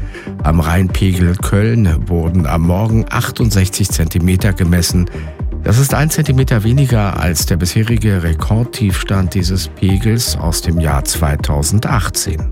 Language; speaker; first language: German; native; German